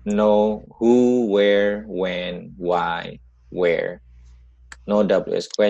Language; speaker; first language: English; non-native, learner; Indonesian